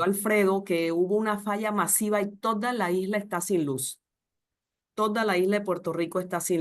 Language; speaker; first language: Spanish; native; Spanish